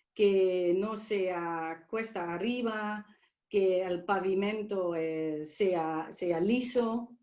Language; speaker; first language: Spanish; non-native, fluent; Dutch